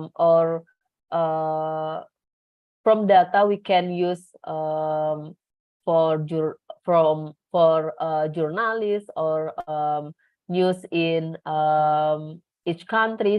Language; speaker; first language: English; non-native, learner; Indonesian